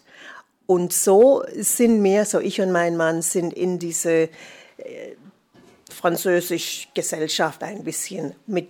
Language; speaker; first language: German; non-native, fluent; English